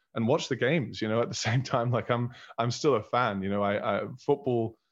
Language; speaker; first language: English; early bilingual, heritage; German